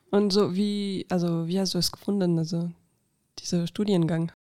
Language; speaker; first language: German; non-native, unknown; French